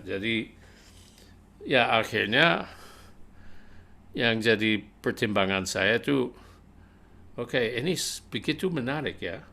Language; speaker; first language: Indonesian; non-native, fluent; English